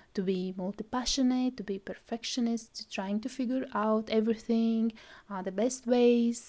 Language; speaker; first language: English; non-native, fluent; Latvian